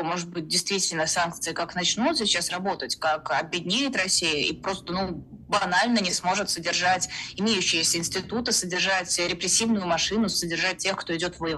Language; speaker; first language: Russian; native; Russian